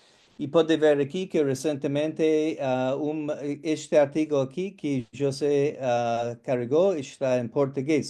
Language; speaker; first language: Portuguese; non-native, fluent; English